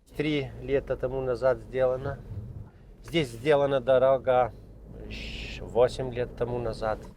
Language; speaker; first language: Russian; non-native, fluent; Lithuanian